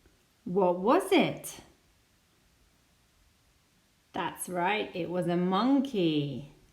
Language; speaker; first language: English; non-native, fluent; Spanish